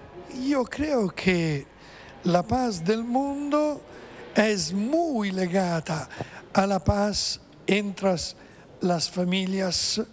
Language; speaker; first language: Spanish; non-native, fluent; Italian